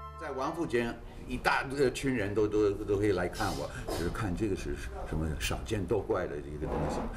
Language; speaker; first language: Chinese; non-native, fluent; English